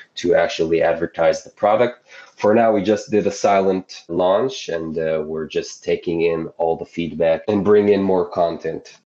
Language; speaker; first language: English; non-native, fluent; Hebrew